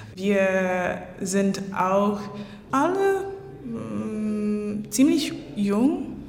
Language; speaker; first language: German; non-native, fluent; English